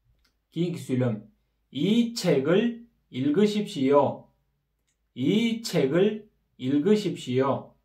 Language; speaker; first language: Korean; non-native, fluent; Kyrgyz